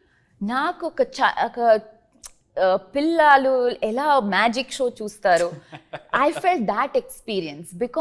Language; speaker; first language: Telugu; non-native, learner; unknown